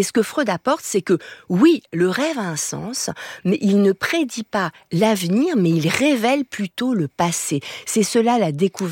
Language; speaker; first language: French; native; French